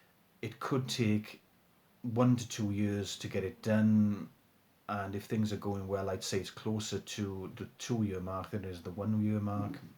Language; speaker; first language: English; native; English